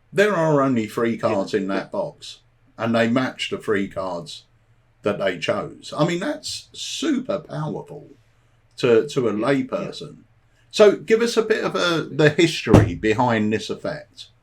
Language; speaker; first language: English; native; English